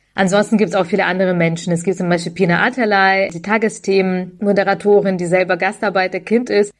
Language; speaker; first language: German; early bilingual, other home language; Ukrainian